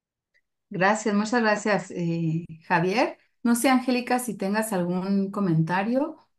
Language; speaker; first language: Spanish; native; Spanish